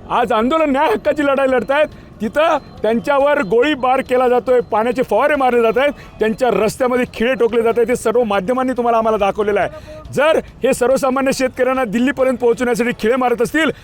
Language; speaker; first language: Marathi; native; Marathi